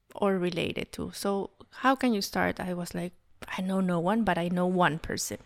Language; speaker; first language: English; non-native, fluent; Spanish